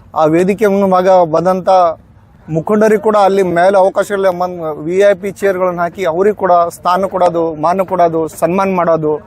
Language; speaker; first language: Kannada; native; Kannada